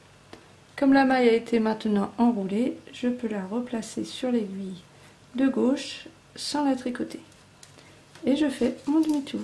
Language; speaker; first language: French; native; French